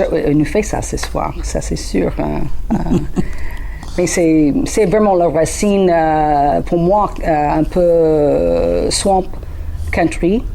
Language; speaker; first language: French; non-native, learner; English